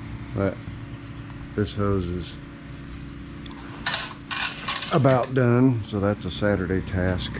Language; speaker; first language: English; native; English